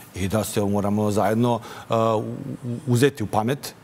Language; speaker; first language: Serbian; native; Serbian